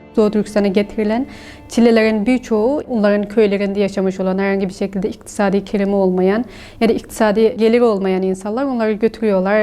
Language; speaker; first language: Turkish; non-native, fluent; Uyghur